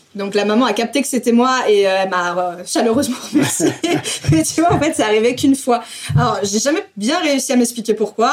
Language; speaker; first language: French; native; French